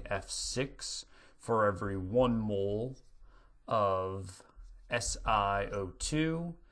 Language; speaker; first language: English; native; English